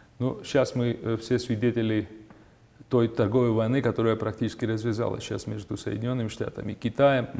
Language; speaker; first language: Russian; non-native, local second language; Georgian